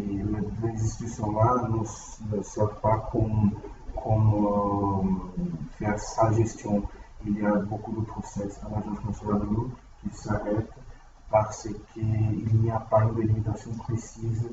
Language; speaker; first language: French; non-native, learner; Portuguese